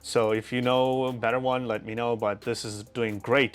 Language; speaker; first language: English; non-native, fluent; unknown